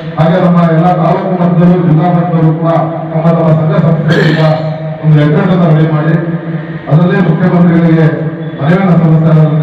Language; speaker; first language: Kannada; non-native, local second language; Marathi